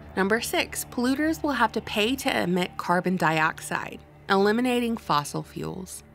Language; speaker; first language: English; native; English